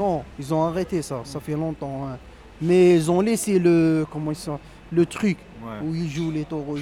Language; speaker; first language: French; non-native, local second language; Arabic